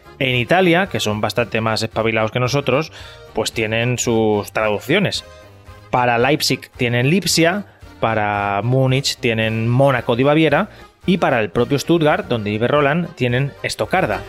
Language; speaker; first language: Spanish; native; Spanish